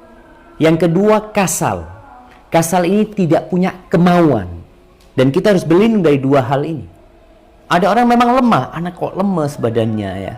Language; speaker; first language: Indonesian; native; Indonesian